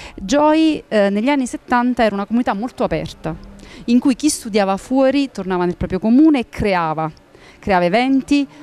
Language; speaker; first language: Italian; native; Italian